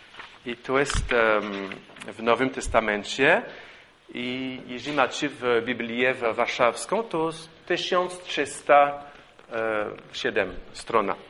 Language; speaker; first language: Polish; non-native, fluent; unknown